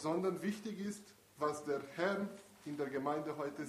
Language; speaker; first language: German; non-native, fluent; Italian